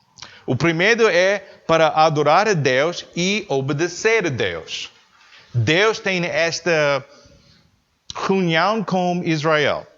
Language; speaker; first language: Portuguese; non-native, learner; English